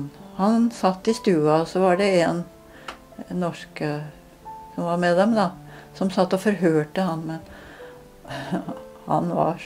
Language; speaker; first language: Norwegian; native; Norwegian